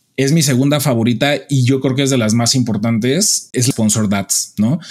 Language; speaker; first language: Spanish; native; Spanish